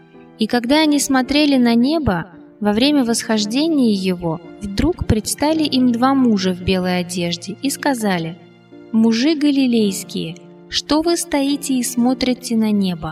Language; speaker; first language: Russian; native; Russian